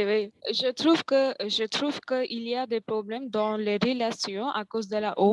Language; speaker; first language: French; non-native, learner; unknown